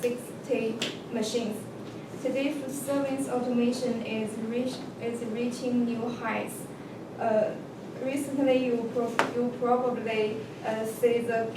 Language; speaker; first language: English; non-native, learner; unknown